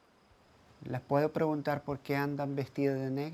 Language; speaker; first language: Spanish; non-native, fluent; Dutch